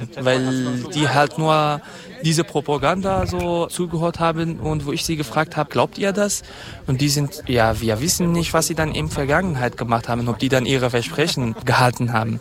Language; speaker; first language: German; non-native, fluent; Kurdish